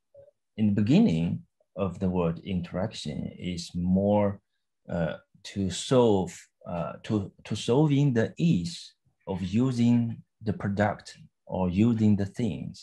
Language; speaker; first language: English; non-native, fluent; Chinese